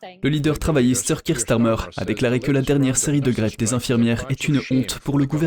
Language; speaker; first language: French; native; French